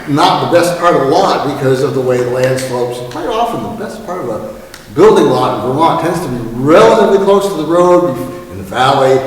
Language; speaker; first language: English; native; English